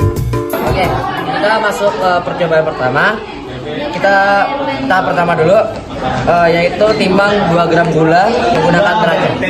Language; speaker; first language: Indonesian; native; Indonesian